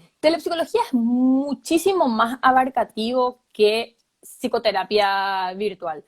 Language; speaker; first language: Spanish; native; Spanish